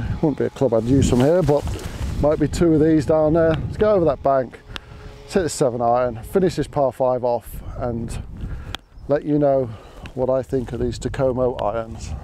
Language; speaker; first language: English; native; English